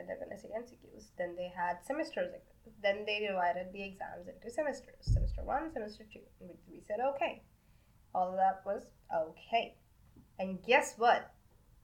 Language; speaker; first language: English; non-native, local second language; Hindi